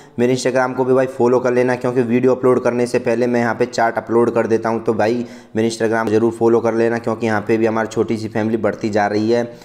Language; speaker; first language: Hindi; native; Hindi